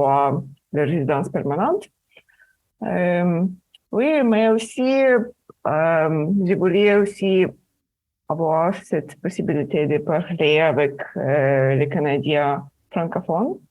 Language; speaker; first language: French; non-native, fluent; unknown